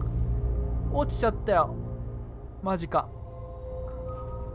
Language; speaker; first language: Japanese; native; Japanese